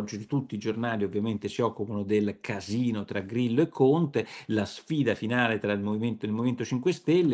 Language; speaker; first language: Italian; native; Italian